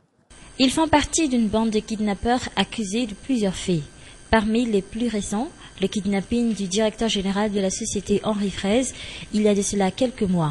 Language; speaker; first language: French; non-native, local second language; Malagasy